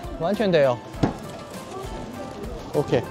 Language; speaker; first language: Korean; non-native, fluent; Chinese